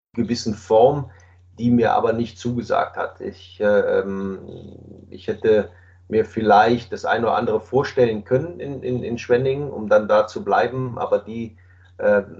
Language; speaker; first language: German; native; German